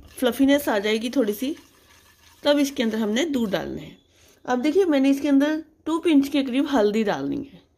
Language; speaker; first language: Hindi; non-native, local second language; Punjabi